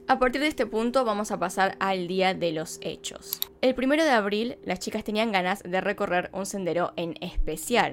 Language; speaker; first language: Spanish; native; Spanish